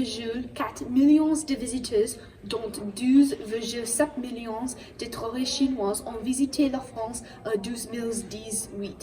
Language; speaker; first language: French; non-native, learner; English